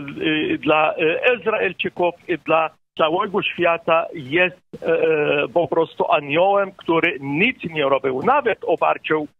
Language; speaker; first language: Polish; non-native, fluent; Arabic